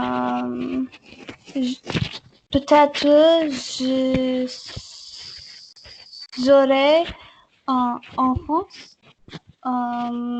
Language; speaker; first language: French; non-native, learner; English